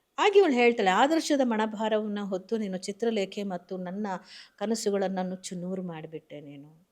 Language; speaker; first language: Kannada; native; Kannada